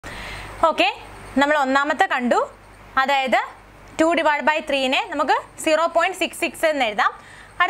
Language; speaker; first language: Malayalam; native; Malayalam